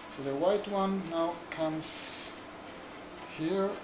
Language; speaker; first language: English; non-native, fluent; Greek